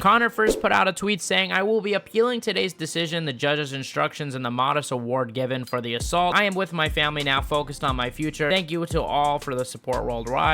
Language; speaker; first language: English; native; English